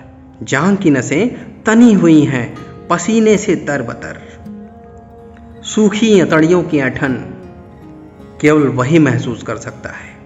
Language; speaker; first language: Hindi; native; Hindi